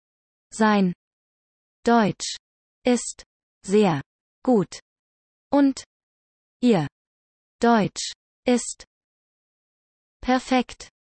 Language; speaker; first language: German; non-native, learner; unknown